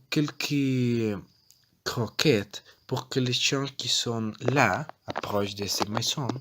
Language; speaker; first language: French; non-native, learner; Spanish